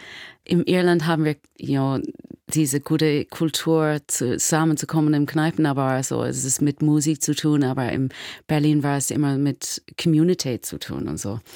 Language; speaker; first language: German; non-native, learner; English